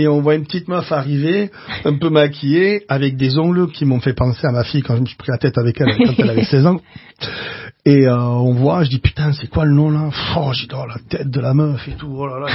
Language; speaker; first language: French; native; French